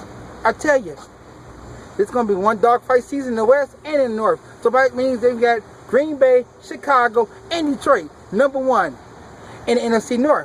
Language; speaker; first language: English; native; English